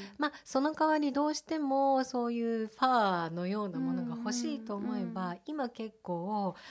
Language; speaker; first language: Japanese; native; Japanese